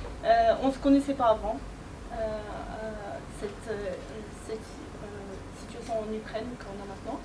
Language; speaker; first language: French; non-native, fluent; Ukrainian